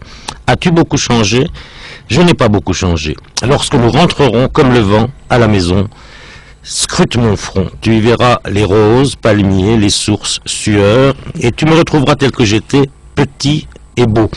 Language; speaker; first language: French; native; French